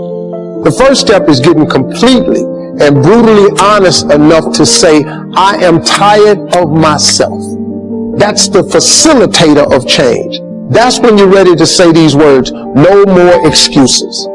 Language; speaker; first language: English; native; English